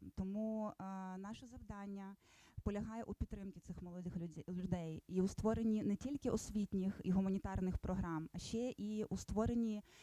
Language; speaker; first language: Ukrainian; native; Ukrainian